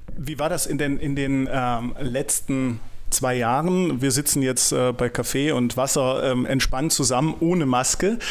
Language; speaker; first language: German; native; German